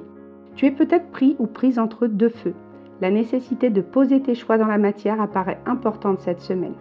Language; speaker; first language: French; native; French